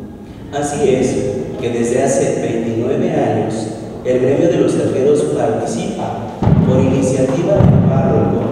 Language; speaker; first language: Spanish; native; Spanish